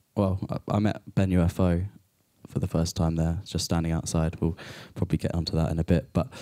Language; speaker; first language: English; native; English